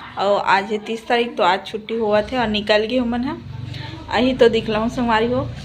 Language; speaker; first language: Hindi; native; Hindi